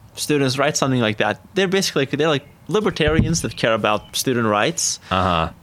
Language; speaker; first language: English; non-native, fluent; Azerbaijani